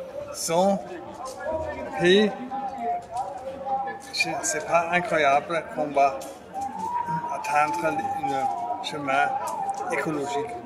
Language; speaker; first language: French; non-native, fluent; German